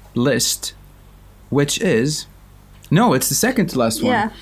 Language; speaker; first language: English; non-native, fluent; Swedish